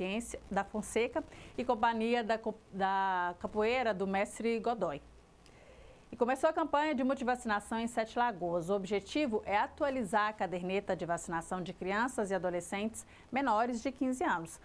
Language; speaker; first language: Portuguese; native; Portuguese